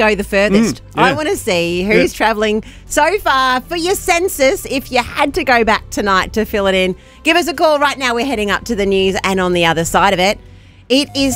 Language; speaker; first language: English; native; English